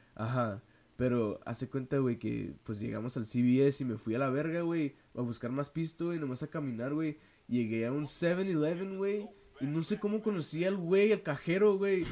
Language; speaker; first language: Spanish; early bilingual, heritage; Spanish